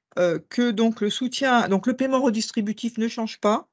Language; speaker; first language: French; native; French